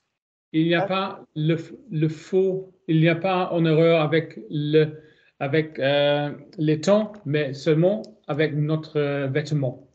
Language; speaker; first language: French; non-native, learner; German